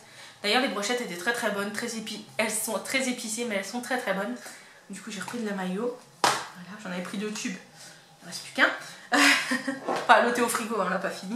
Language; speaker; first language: French; native; French